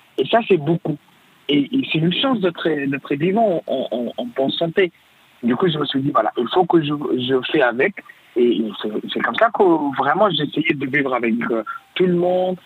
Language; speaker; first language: French; non-native, fluent; Arabic